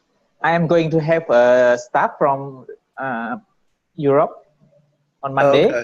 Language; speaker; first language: English; non-native, learner; Vietnamese